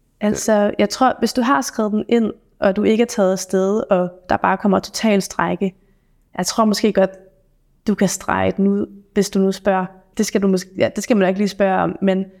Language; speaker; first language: Danish; native; Danish